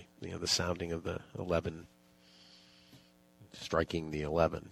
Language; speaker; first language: English; native; English